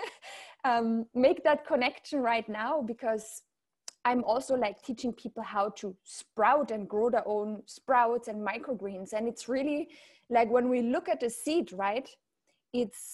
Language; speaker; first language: English; non-native, fluent; German